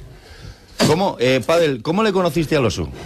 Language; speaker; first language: Spanish; native; Spanish